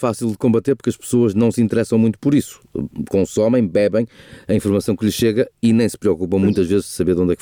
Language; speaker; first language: Portuguese; native; Portuguese